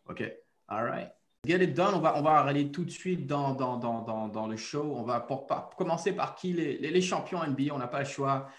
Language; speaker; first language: French; native; French